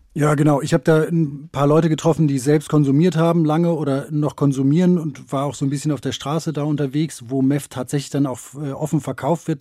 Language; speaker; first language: German; native; German